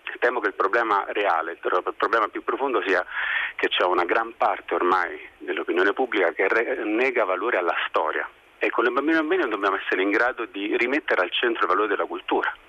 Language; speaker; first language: Italian; native; Italian